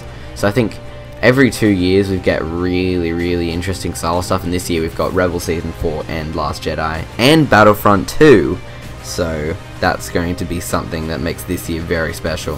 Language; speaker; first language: English; native; English